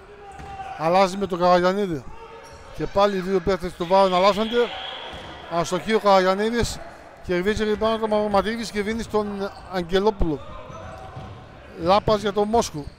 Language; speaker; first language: Greek; native; Greek